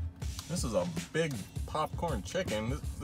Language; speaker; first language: English; native; English